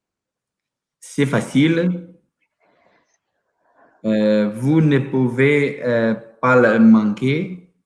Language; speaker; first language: French; non-native, learner; Portuguese